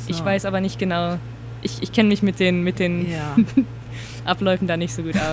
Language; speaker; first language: German; native; German